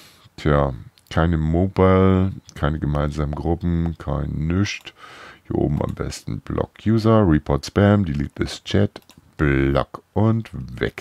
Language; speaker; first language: German; native; German